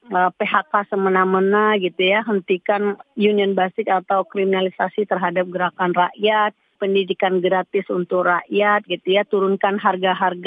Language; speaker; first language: Indonesian; native; Indonesian